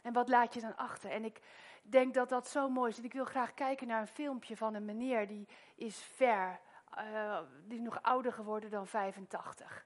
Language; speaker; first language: Dutch; native; Dutch